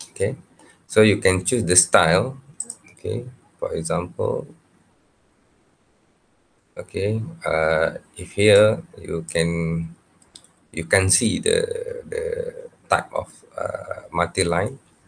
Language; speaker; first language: English; non-native, local second language; Malay